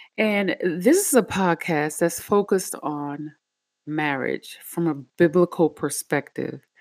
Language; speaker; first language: English; native; English